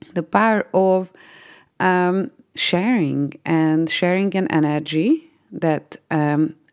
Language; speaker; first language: English; non-native, fluent; Hungarian